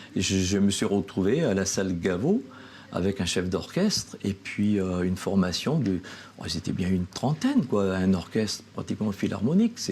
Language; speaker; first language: French; non-native, local second language; Javanese